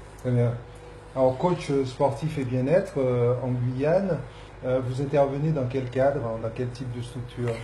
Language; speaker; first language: French; native; French